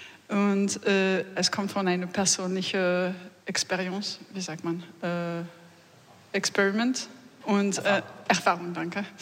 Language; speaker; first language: German; non-native, learner; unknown